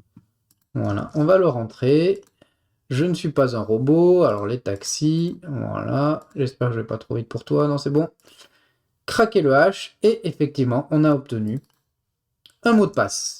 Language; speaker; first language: French; native; French